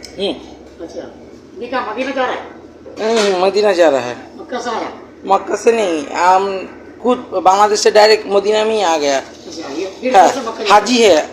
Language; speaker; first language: Hindi; non-native, learner; Bangla